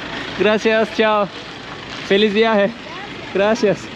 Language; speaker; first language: Spanish; non-native, learner; Turkish